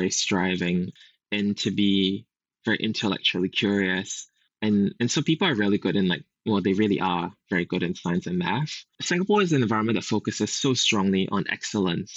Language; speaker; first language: English; native; English